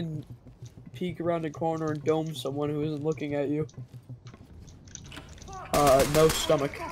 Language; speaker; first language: English; native; English